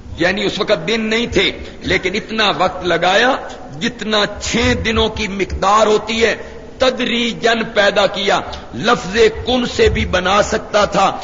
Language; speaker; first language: Urdu; non-native, local second language; Punjabi